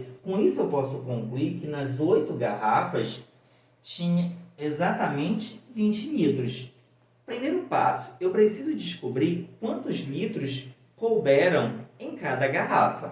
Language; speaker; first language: Portuguese; native; Portuguese